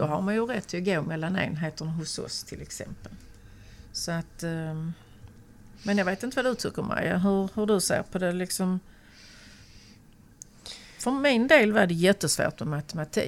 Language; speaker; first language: Swedish; native; Swedish